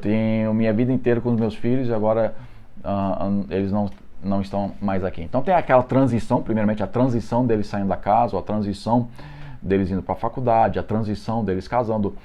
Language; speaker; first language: Portuguese; non-native, fluent; English